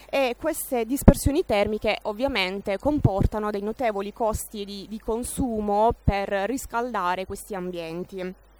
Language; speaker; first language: Italian; native; Italian